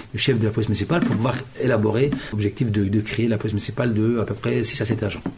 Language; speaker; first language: French; early bilingual, other home language; Turkish